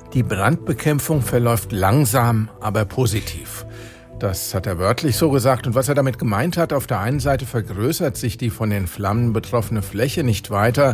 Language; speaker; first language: German; native; German